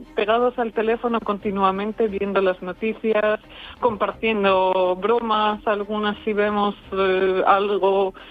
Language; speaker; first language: Spanish; non-native, fluent; Ukrainian